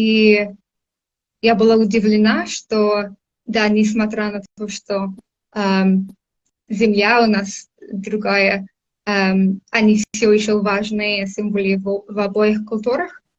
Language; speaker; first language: Russian; non-native, fluent; English